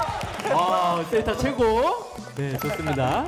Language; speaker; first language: Korean; native; Korean